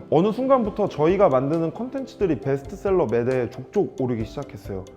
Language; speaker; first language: Korean; native; Korean